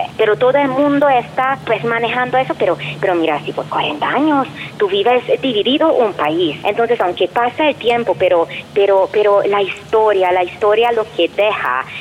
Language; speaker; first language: Spanish; non-native, fluent; Hungarian